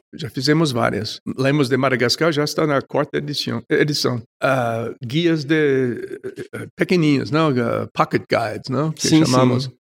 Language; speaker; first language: Portuguese; non-native, fluent; English